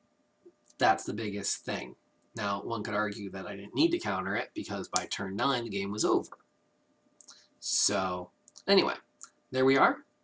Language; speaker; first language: English; native; English